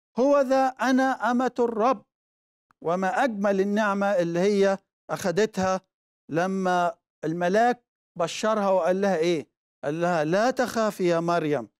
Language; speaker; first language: Arabic; native; Arabic